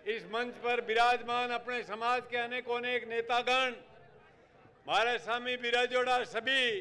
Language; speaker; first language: Hindi; native; Hindi